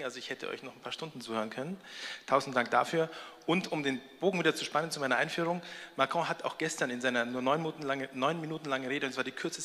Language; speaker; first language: German; native; German